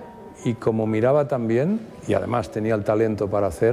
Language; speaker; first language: Spanish; native; Spanish